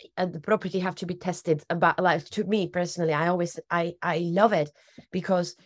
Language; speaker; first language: English; non-native, fluent; Slovak